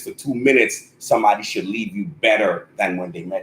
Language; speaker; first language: English; native; English